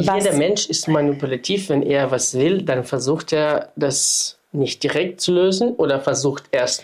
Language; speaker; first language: German; non-native, fluent; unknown